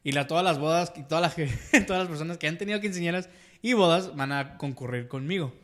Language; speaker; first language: Spanish; early bilingual, heritage; Spanish